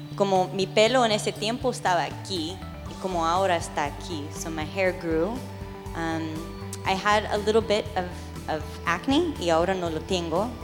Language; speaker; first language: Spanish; early bilingual, heritage; English